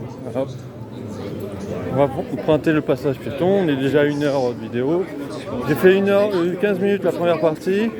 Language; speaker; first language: French; native; French